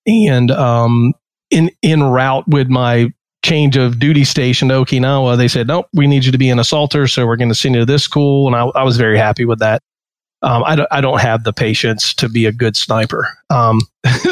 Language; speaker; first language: English; native; English